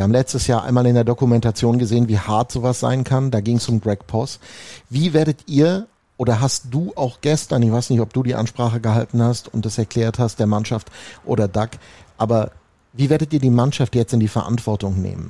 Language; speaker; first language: German; native; German